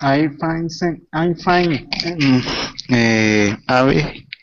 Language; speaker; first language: English; non-native, learner; Spanish